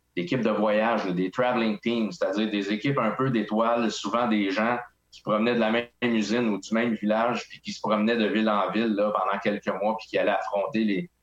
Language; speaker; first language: French; native; French